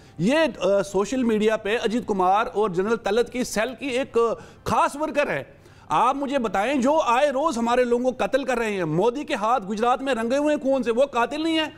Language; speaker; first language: Urdu; non-native, local second language; Kashmiri